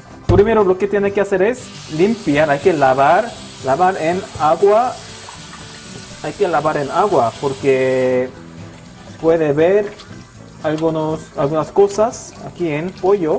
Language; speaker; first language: Spanish; non-native, local second language; Korean